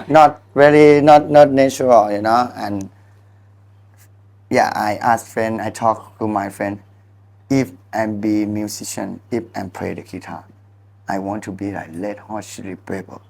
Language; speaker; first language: English; non-native, learner; Thai